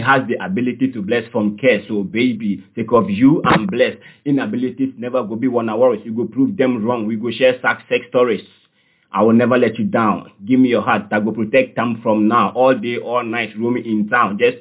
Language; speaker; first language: English; non-native, local second language; Akan